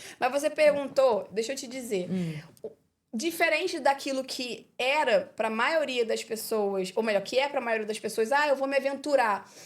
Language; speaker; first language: Portuguese; native; Portuguese